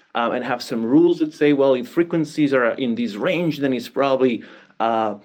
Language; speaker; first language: English; non-native, fluent; Catalan